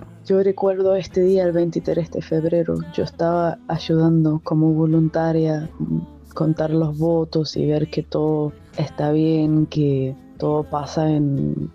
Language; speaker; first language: Spanish; non-native, fluent; German